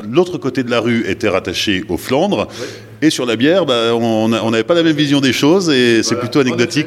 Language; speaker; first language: French; native; French